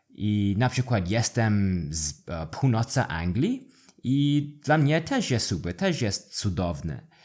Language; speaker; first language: Polish; non-native, learner; English